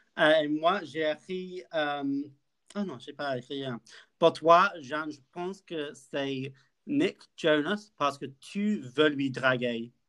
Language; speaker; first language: French; non-native, learner; English